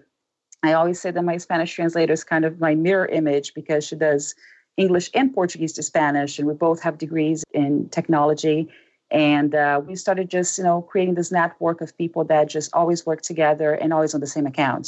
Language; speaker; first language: English; non-native, fluent; Portuguese